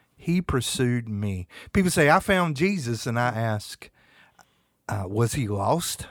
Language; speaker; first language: English; native; English